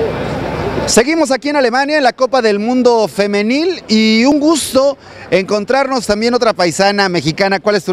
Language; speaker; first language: Spanish; native; Spanish